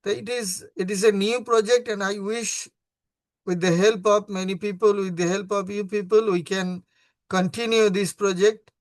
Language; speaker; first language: English; non-native, local second language; Hindi